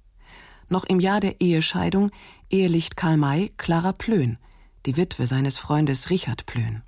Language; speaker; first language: German; native; German